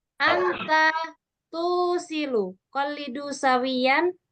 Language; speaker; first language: Arabic; non-native, fluent; Indonesian